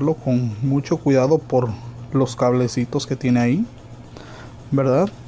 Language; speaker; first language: Spanish; native; Spanish